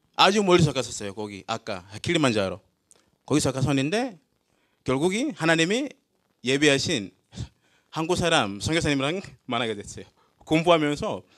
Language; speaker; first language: Korean; non-native, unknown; Swahili